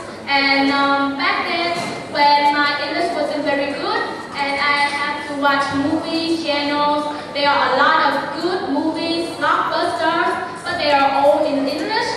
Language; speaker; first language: English; non-native, learner; Vietnamese